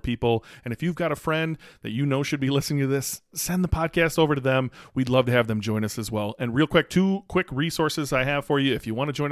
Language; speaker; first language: English; native; English